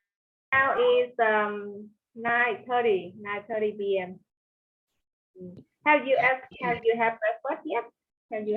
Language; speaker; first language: English; non-native, learner; Vietnamese